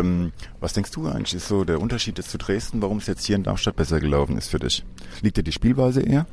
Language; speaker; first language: German; native; German